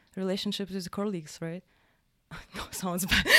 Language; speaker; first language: English; non-native, fluent; Russian